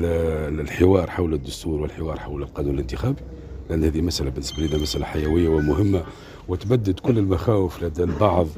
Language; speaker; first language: Arabic; native; Arabic